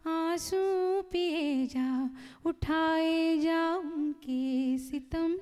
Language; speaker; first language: Hindi; non-native, local second language; Kannada